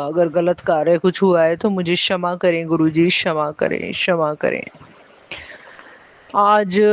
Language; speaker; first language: Hindi; native; Hindi